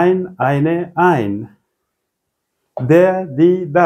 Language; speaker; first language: German; non-native, fluent; Persian